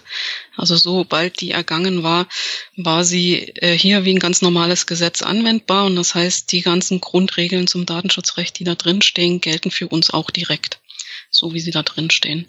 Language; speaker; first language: German; native; German